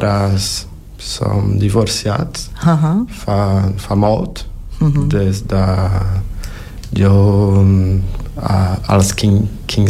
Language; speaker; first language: Catalan; non-native, learner; Portuguese